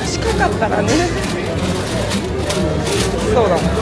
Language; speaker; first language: Japanese; native; Japanese